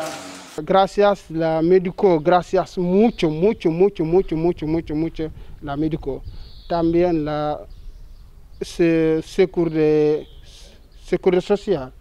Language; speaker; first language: Spanish; non-native, learner; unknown